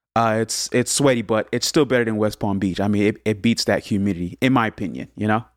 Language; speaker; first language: English; early bilingual, other home language; Haitian Creole